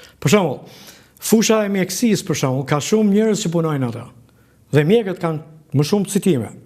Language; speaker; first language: Albanian; native; Albanian